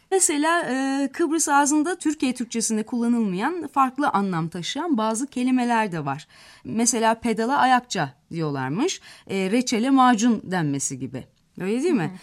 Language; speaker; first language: Turkish; native; Turkish